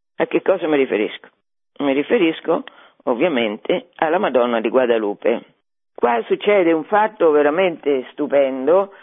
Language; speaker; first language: Italian; native; Italian